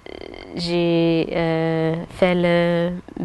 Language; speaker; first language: French; non-native, local second language; Dutch